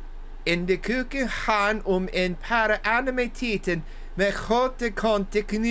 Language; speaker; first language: Dutch; non-native, learner; English